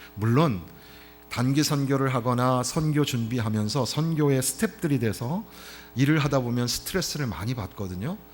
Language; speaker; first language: Korean; native; Korean